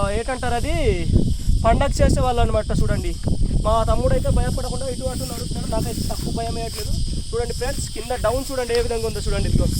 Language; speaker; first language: Telugu; non-native, local second language; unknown